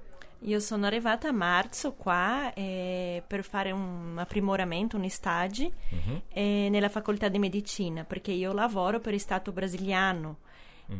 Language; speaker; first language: Italian; non-native, learner; Portuguese